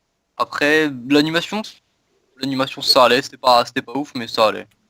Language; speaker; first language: French; native; French